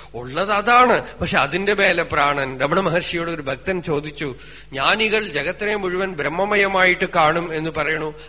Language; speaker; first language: Malayalam; non-native, local second language; Tamil